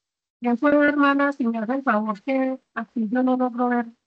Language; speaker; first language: Spanish; native; Spanish